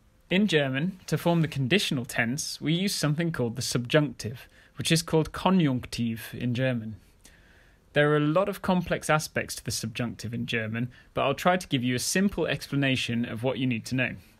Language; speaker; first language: English; native; English